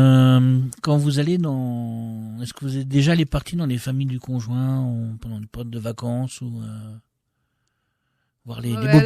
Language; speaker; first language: French; native; French